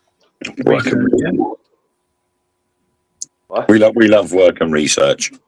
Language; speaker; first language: English; native; English